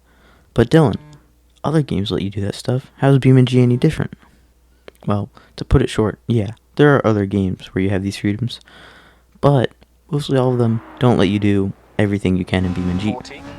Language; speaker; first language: English; native; English